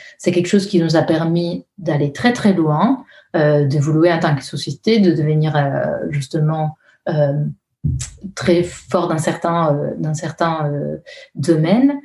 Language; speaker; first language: French; non-native, fluent; Italian